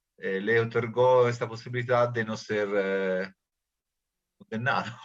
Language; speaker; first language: Spanish; non-native, fluent; Italian